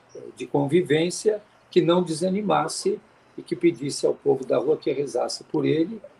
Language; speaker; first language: Portuguese; native; Portuguese